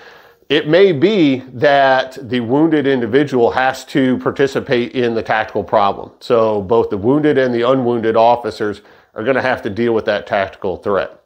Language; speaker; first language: English; native; English